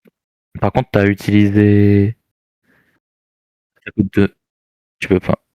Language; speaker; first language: French; native; French